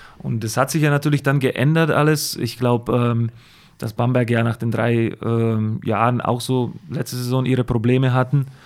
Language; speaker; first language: German; non-native, fluent; Slovak